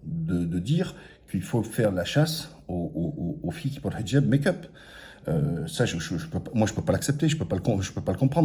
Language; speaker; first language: French; native; French